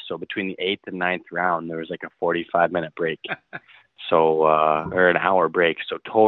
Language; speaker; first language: English; native; English